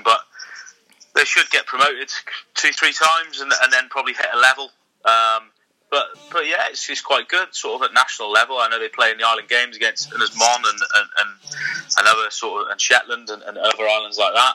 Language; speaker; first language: English; native; English